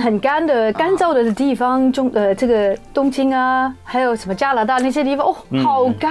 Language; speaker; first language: Chinese; native; Chinese